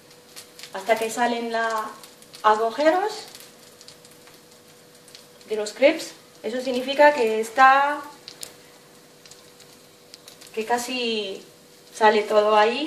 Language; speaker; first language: Spanish; non-native, fluent; Arabic